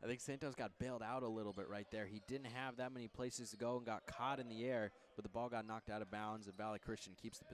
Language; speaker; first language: English; native; English